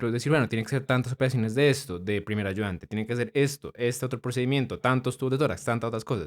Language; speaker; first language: Spanish; native; Spanish